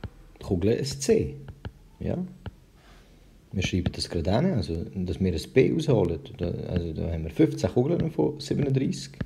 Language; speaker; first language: German; early bilingual, other home language; Albanian